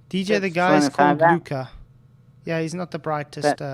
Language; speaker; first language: English; native; English